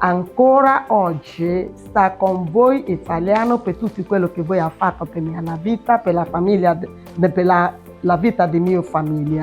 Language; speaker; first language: Italian; non-native, learner; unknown